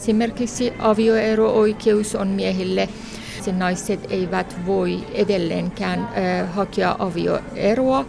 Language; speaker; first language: Finnish; non-native, fluent; Persian